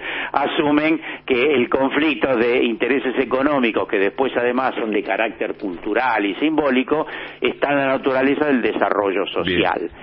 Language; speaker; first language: Spanish; native; Spanish